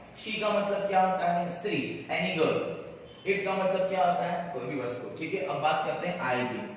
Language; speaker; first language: Hindi; non-native, local second language; Marathi